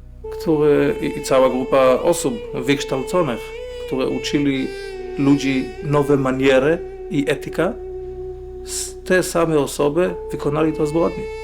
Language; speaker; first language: Polish; non-native, fluent; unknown